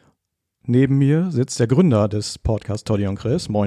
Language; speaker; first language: German; native; German